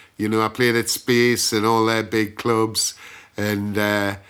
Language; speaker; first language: English; native; English